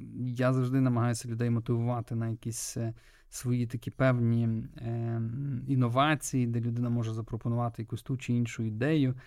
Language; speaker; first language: Ukrainian; native; Ukrainian